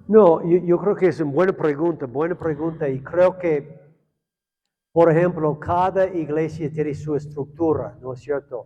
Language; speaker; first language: Spanish; non-native, fluent; English